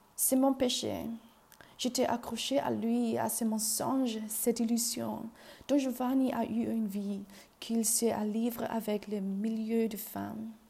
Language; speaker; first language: French; non-native, learner; Chinese